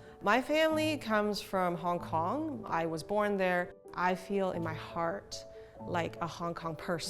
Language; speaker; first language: English; early bilingual, other home language; Cantonese